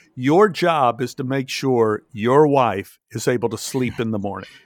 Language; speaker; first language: English; native; English